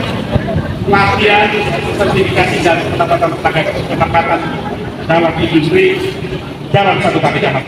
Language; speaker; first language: Indonesian; native; Indonesian